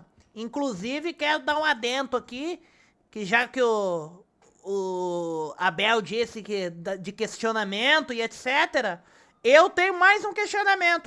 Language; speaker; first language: Portuguese; native; Portuguese